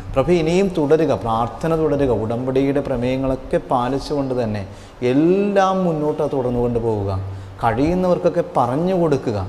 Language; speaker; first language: Malayalam; native; Malayalam